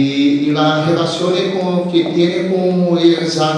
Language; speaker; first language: Spanish; non-native, learner; Portuguese